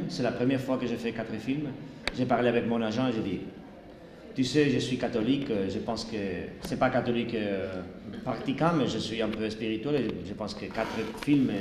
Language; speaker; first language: French; non-native, learner; Spanish